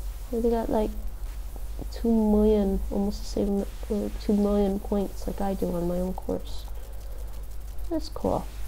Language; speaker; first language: English; native; English